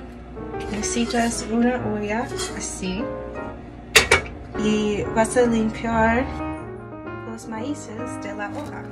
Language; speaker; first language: Spanish; non-native, learner; English